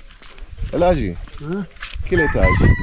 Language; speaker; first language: French; non-native, learner; English